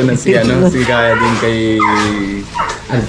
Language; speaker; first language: Filipino; non-native, learner; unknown